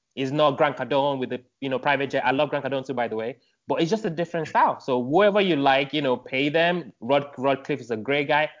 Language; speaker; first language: English; non-native, local second language; Yoruba